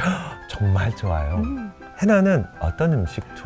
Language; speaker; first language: Korean; early bilingual, heritage; Korean